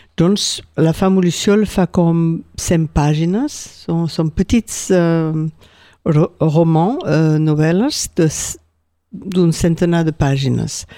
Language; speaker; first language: Catalan; non-native, local second language; French